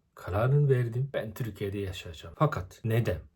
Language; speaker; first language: Turkish; non-native, fluent; Japanese